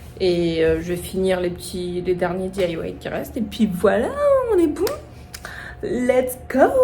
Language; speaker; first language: French; native; French